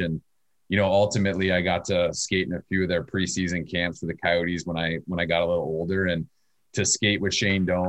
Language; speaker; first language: English; native; English